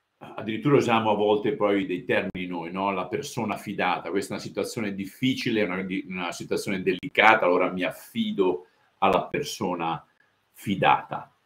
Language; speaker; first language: Italian; early bilingual, heritage; Italian